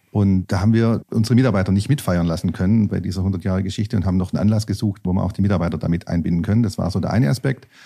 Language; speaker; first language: German; native; German